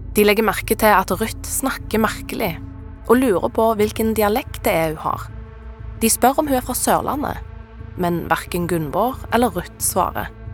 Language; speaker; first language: Norwegian; native; Norwegian